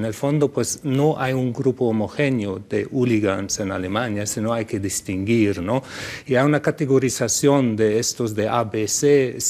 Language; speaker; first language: Spanish; non-native, fluent; German